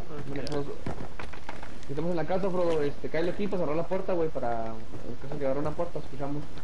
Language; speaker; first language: Spanish; early bilingual, heritage; Spanish